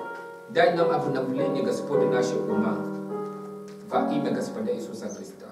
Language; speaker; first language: Russian; non-native, fluent; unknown